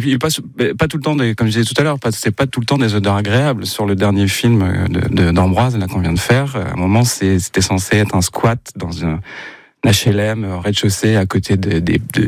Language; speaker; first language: French; native; French